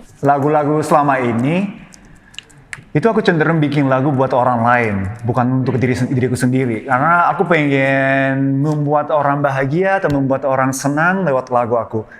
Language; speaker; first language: Indonesian; non-native, fluent; Japanese